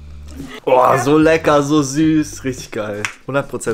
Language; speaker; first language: German; native; German